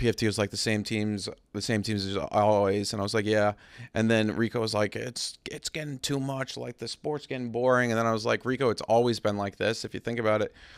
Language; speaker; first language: English; native; English